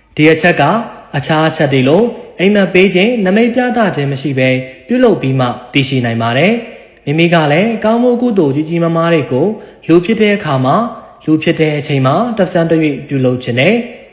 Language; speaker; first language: Burmese; non-native, local second language; Shan